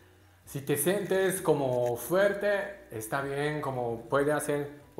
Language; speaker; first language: Spanish; non-native, learner; Japanese